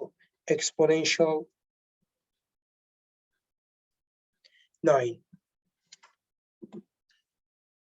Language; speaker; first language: English; non-native, local second language; Arabic